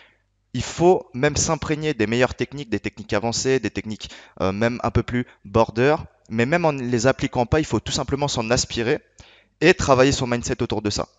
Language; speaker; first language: French; native; French